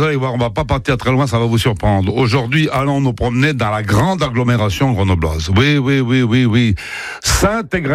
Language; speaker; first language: French; native; French